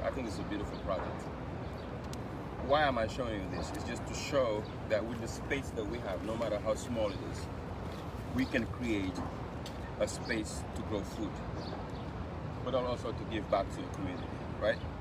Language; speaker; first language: English; non-native, fluent; Wolof